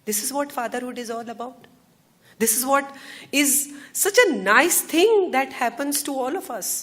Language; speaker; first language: English; non-native, local second language; Gujarati